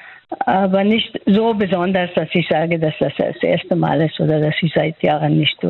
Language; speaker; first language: German; non-native, fluent; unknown